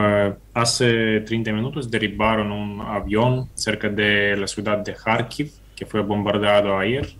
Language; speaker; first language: Spanish; non-native, fluent; Ukrainian